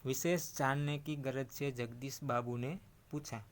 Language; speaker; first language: Hindi; non-native, local second language; Gujarati